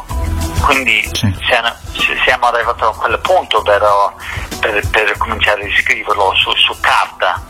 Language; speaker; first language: Italian; non-native, fluent; English